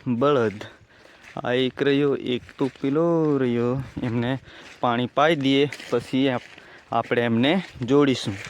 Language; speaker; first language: Gujarati; non-native, local second language; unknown